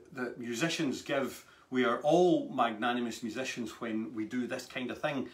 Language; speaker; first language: English; native; English